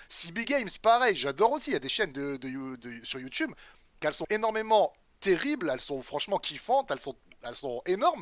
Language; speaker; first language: French; native; French